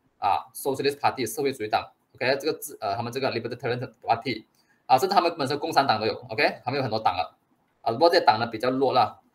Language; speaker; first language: Chinese; native; Chinese